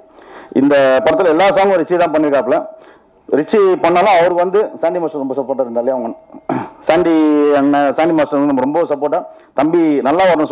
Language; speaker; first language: Tamil; native; Tamil